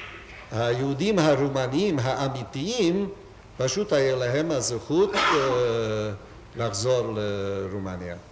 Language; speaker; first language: Hebrew; non-native, fluent; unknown